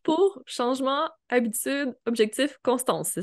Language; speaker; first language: French; native; French